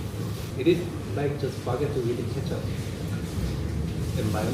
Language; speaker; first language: English; non-native, learner; Korean